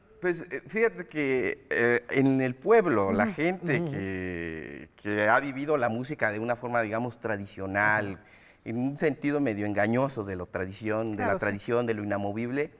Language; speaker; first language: Spanish; native; Spanish